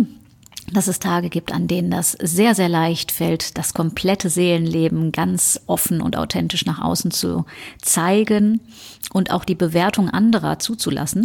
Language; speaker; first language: German; native; German